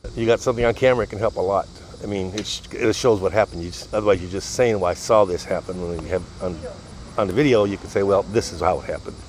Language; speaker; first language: English; native; English